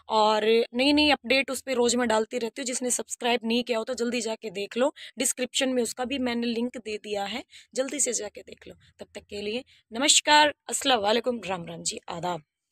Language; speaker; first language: Hindi; native; Hindi